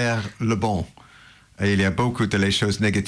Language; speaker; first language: French; non-native, learner; English